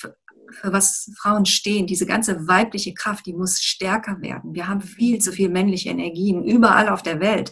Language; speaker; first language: German; native; German